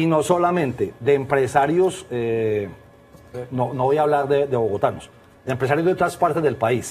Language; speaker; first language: Spanish; native; Spanish